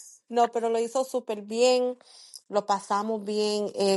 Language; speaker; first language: Spanish; early bilingual, heritage; Spanish